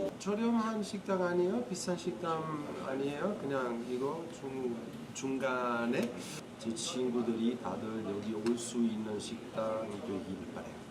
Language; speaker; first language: Korean; non-native, learner; Italian